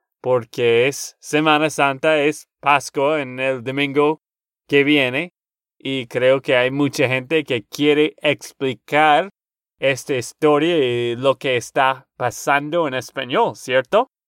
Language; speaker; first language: Spanish; non-native, learner; English